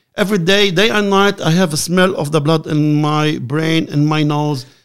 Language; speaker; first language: English; non-native, learner; Arabic